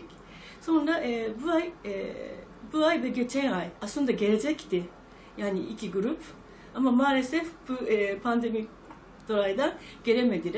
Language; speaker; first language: Turkish; non-native, fluent; Japanese